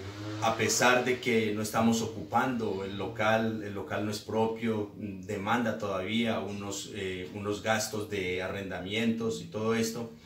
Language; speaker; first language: Spanish; native; Spanish